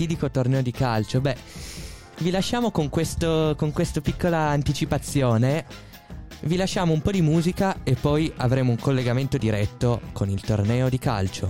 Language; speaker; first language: Italian; native; Italian